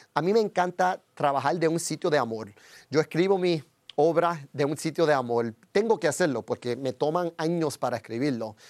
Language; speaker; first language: Spanish; early bilingual, heritage; Spanish